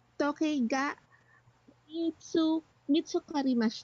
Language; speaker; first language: Japanese; non-native, learner; Filipino